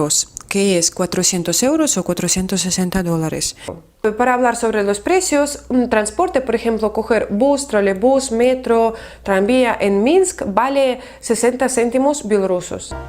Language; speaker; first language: Spanish; non-native, fluent; Russian